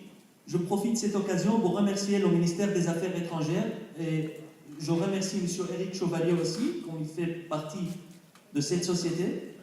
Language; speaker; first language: French; non-native, fluent; Arabic